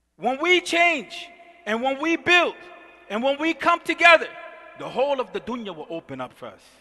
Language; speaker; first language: English; native; English